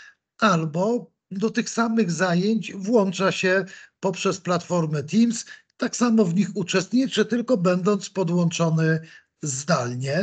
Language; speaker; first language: Polish; native; Polish